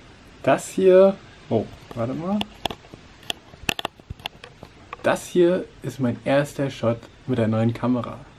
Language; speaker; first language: German; native; German